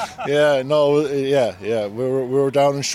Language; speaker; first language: English; native; English